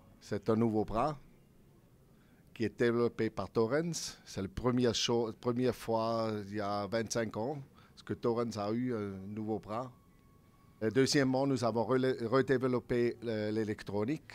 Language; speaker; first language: French; non-native, learner; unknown